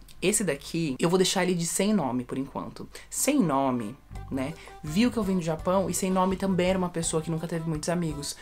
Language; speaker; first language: Portuguese; early bilingual, heritage; Portuguese